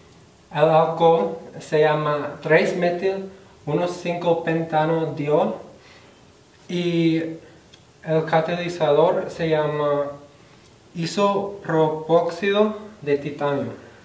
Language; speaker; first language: Spanish; non-native, fluent; English